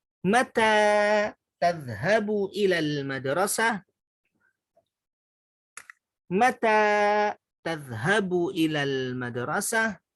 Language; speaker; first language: Arabic; non-native, fluent; Indonesian